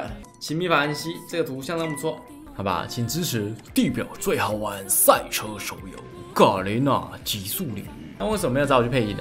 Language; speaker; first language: Chinese; native; Chinese